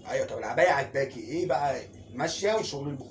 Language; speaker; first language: Arabic; native; Arabic